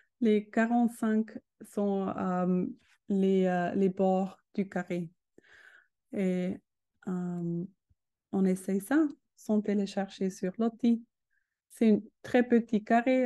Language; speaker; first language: French; non-native, learner; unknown